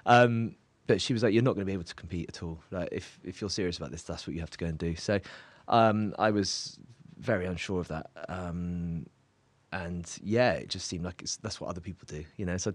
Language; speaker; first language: English; native; English